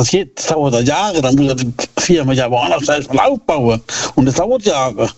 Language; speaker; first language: German; native; German